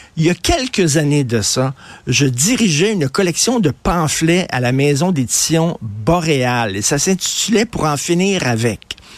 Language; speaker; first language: French; native; French